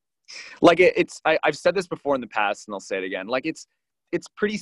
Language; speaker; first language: English; native; English